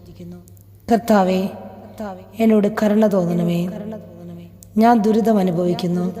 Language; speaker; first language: Malayalam; native; Malayalam